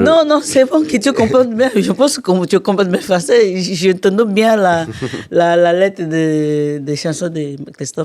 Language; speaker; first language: French; non-native, learner; Portuguese